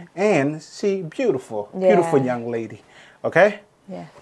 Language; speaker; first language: English; native; English